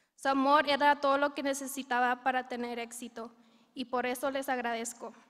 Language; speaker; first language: Spanish; early bilingual, heritage; Spanish